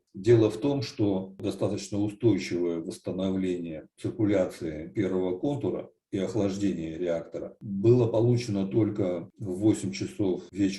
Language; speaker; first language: Russian; native; Russian